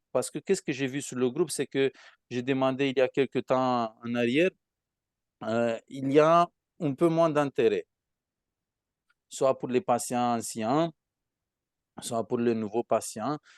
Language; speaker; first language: French; non-native, fluent; Romanian